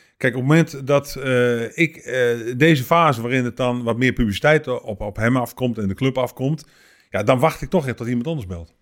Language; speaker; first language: Dutch; native; Dutch